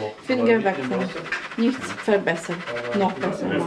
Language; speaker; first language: German; non-native, fluent; Russian